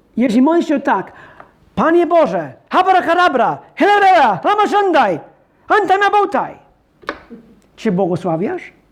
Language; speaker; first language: Polish; non-native, fluent; English